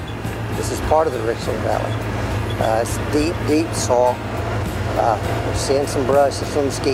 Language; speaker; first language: English; native; English